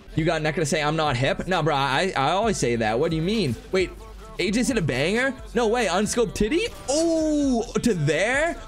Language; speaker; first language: English; native; English